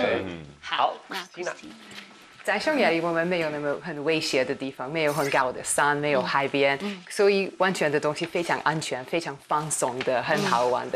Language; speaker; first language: Chinese; non-native, learner; Hungarian